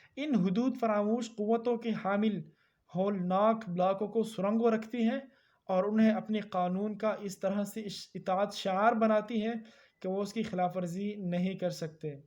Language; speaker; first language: Urdu; native; Urdu